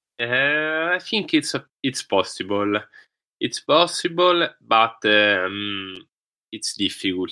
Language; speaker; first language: English; non-native, learner; Italian